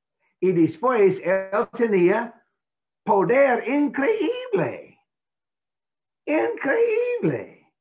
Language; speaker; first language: Spanish; non-native, fluent; English